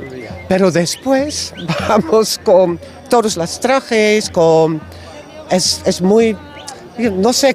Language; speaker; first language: Spanish; non-native, learner; Dutch